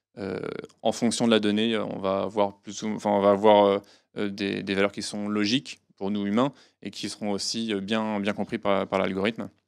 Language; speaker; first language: French; native; French